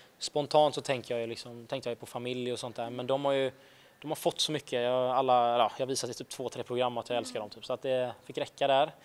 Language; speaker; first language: Swedish; early bilingual, other home language; Icelandic